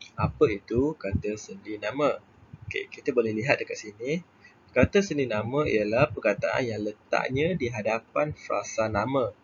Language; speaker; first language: Malay; native; Malay